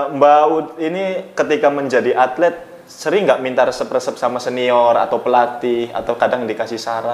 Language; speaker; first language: Indonesian; native; Indonesian